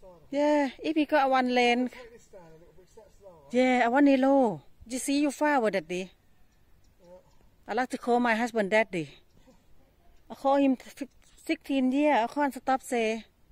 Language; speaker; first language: English; non-native, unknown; Thai